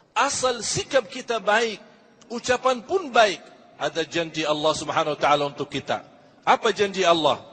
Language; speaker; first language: Malay; non-native, fluent; Arabic